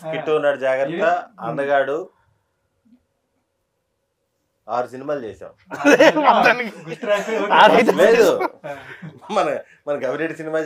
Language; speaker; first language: Telugu; native; Telugu